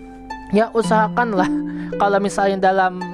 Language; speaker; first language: Indonesian; native; Indonesian